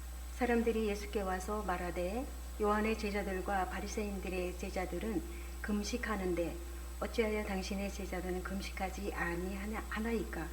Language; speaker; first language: Korean; native; Korean